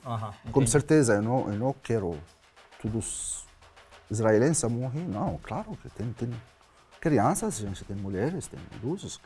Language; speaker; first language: Portuguese; non-native, learner; Arabic